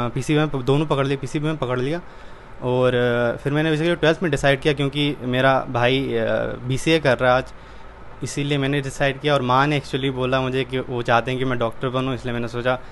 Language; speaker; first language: Hindi; native; Hindi